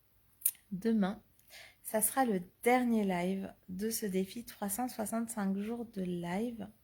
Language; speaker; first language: French; native; French